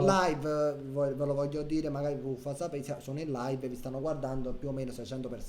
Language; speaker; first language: Italian; native; Italian